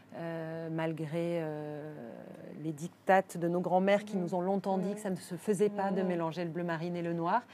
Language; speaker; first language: French; native; French